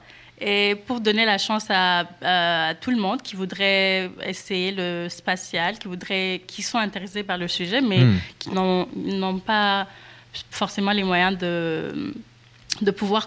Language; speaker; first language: French; non-native, local second language; Kinyarwanda